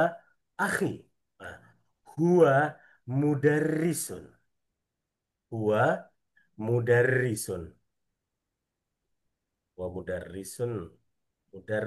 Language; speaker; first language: Arabic; non-native, fluent; Indonesian